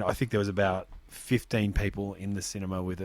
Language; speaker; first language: English; native; English